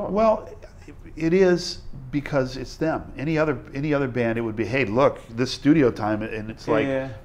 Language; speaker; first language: English; native; English